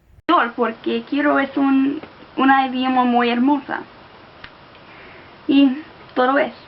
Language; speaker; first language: Spanish; non-native, learner; English